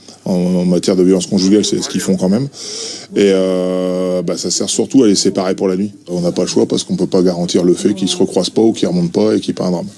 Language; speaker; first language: French; native; French